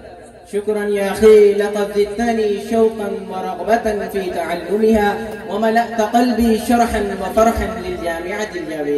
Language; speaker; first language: Arabic; non-native, learner; Urdu